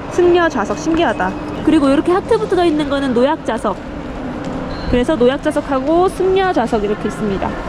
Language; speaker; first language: Korean; native; Korean